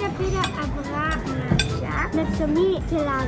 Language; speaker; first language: Greek; early bilingual, heritage; Greek